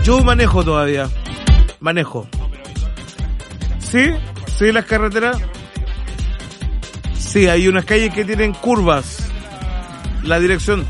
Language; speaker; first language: Spanish; native; Spanish